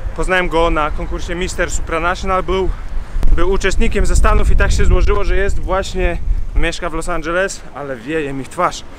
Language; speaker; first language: Polish; native; Polish